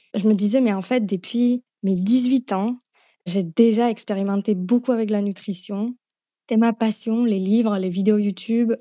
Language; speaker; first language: French; non-native, fluent; Slovak